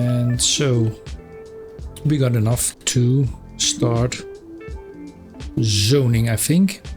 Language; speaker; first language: English; non-native, fluent; Dutch